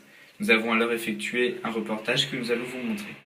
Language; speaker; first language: French; native; French